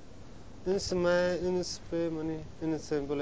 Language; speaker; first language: English; non-native, learner; Punjabi